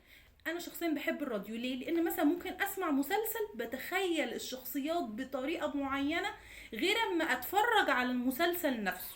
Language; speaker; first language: Arabic; native; Arabic